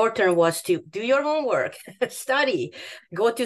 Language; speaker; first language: English; non-native, fluent; Hungarian